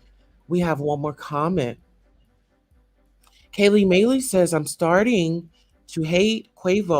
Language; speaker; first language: English; native; English